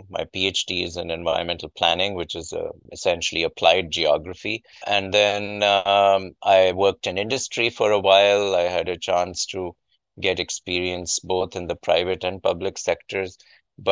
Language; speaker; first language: English; non-native, local second language; Urdu